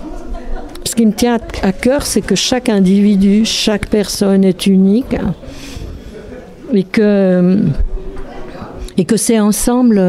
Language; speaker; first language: French; native; French